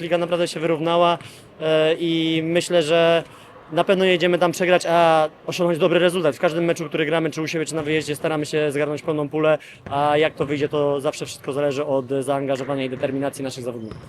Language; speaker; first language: Polish; native; Polish